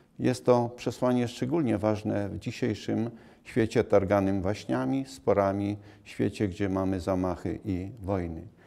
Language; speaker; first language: Polish; native; Polish